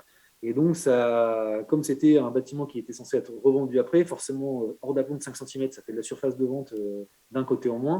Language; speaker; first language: French; native; French